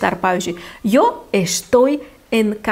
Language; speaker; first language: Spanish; non-native, fluent; Lithuanian